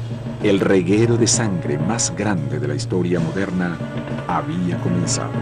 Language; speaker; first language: Spanish; native; Spanish